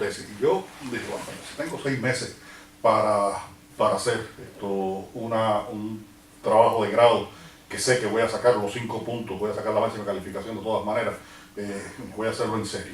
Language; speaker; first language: Spanish; native; Spanish